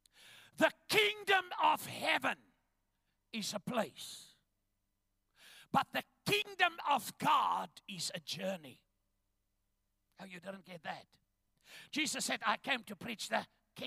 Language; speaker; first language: English; non-native, local second language; Afrikaans